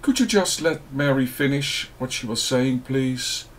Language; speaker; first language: English; non-native, fluent; Dutch